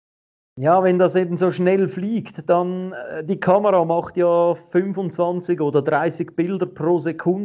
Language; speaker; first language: German; native; German